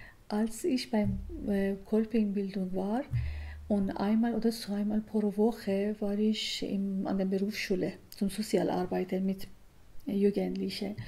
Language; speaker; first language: German; non-native, learner; Persian